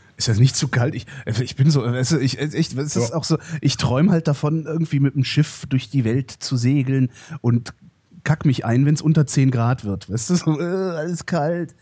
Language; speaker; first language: German; native; German